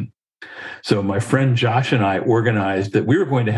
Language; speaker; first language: English; native; English